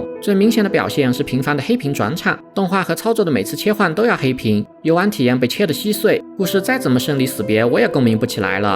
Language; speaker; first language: Chinese; native; Chinese